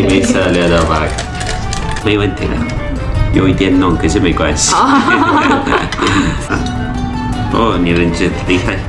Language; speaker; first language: Chinese; non-native, fluent; Turkish